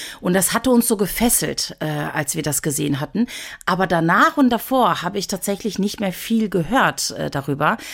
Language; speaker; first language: German; early bilingual, other home language; Turkish